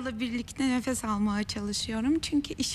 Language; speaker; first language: Turkish; non-native, fluent; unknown